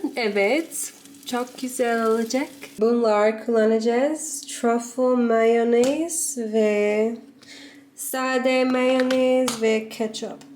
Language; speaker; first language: Turkish; non-native, learner; English